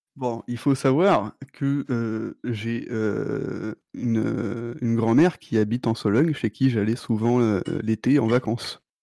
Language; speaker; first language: French; native; French